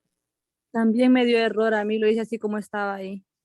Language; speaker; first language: Spanish; native; Spanish